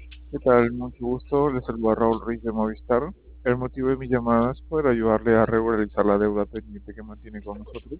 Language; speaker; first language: Spanish; native; Spanish